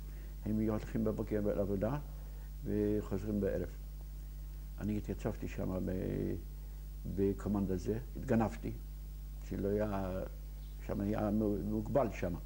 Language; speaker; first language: Hebrew; non-native, fluent; Yiddish